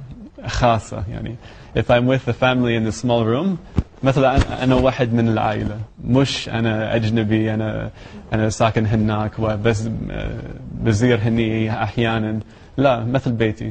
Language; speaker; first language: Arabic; non-native, learner; English